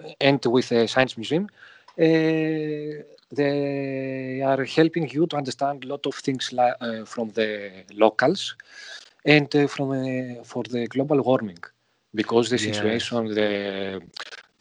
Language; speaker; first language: English; non-native, learner; Greek